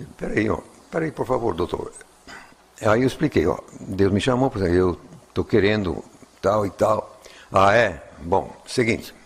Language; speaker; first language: Portuguese; non-native, fluent; English